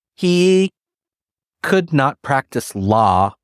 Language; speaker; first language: English; early bilingual, other home language; Filipino